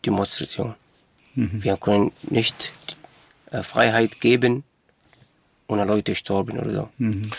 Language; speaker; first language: German; non-native, local second language; Arabic